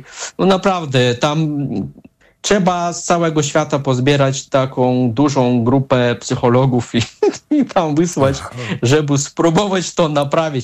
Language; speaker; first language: Polish; non-native, fluent; Russian